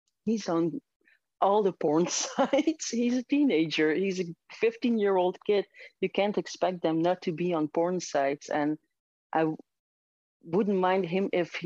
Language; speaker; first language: English; non-native, fluent; Dutch